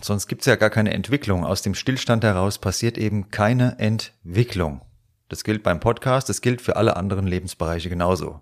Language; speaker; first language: German; native; German